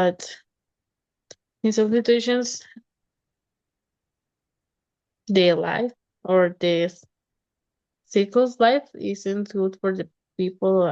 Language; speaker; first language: English; non-native, learner; Spanish